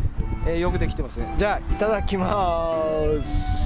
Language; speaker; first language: Japanese; native; Japanese